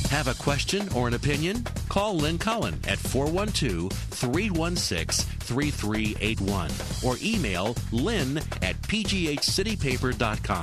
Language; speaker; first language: English; native; English